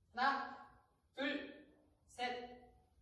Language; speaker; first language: Spanish; non-native, learner; Korean